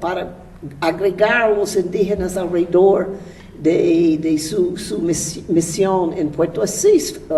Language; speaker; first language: Spanish; non-native, fluent; English